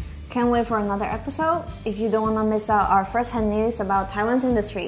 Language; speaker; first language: English; non-native, fluent; Chinese